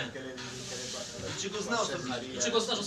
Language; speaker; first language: Polish; native; Polish